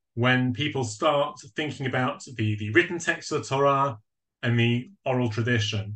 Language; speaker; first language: English; native; English